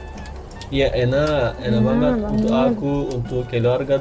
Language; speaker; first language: Indonesian; non-native, learner; Turkish